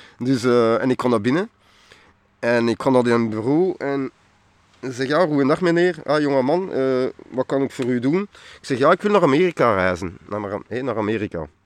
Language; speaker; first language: Dutch; non-native, local second language; French